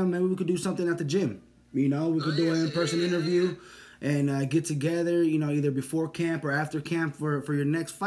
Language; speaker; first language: English; native; English